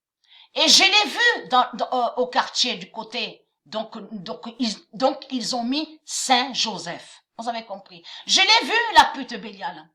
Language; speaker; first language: French; native; French